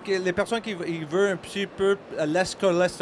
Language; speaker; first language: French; non-native, learner; English